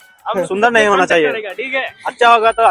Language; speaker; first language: Hindi; non-native, learner; Bangla